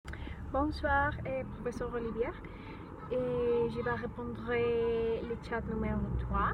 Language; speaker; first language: French; non-native, learner; Spanish